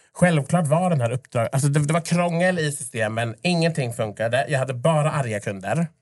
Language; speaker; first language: Swedish; early bilingual, other home language; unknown